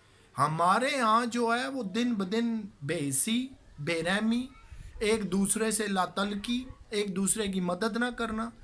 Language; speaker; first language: Urdu; native; Urdu